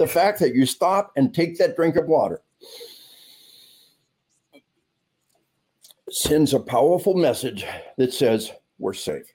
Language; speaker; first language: English; native; English